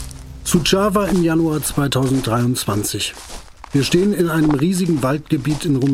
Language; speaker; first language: German; native; German